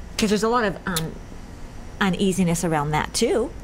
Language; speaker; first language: English; native; English